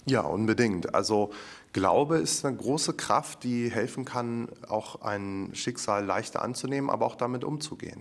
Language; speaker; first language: German; native; German